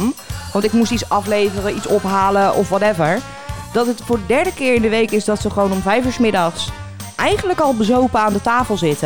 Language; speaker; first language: Dutch; native; Dutch